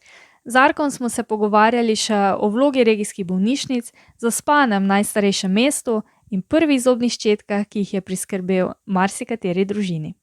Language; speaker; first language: Slovenian; native; Slovenian